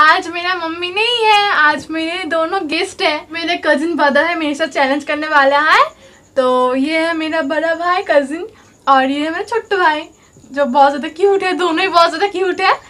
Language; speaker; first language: Hindi; non-native, local second language; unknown